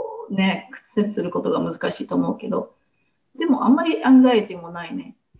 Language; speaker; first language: Japanese; non-native, fluent; English